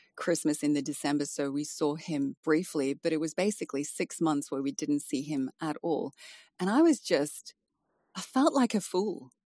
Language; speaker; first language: English; native; English